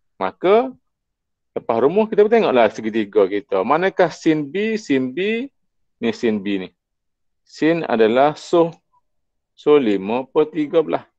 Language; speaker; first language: Malay; native; Malay